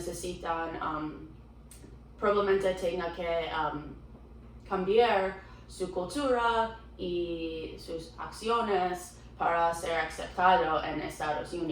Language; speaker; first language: Spanish; non-native, learner; English